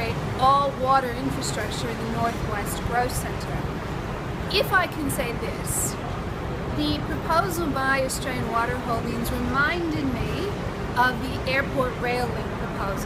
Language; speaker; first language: English; native; English